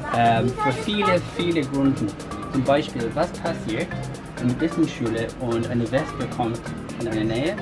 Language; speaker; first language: German; non-native, learner; English